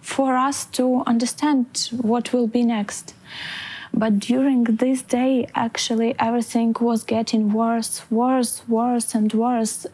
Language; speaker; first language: English; non-native, fluent; Ukrainian